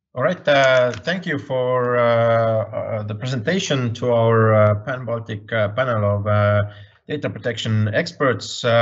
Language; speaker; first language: English; non-native, fluent; Estonian